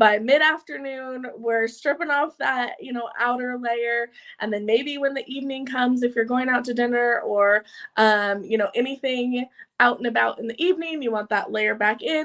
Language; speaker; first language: English; native; English